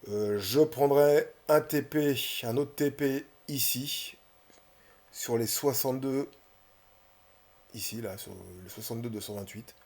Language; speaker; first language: French; native; French